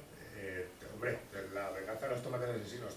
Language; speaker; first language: Spanish; native; Spanish